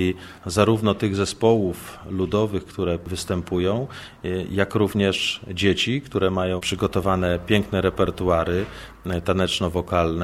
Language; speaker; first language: Polish; native; Polish